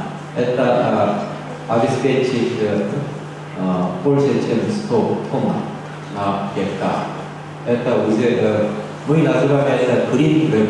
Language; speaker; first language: Russian; non-native, learner; Korean